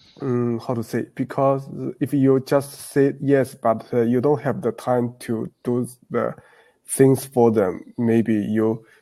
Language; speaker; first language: English; non-native, learner; Chinese